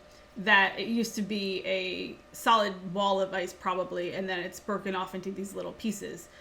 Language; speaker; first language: English; native; English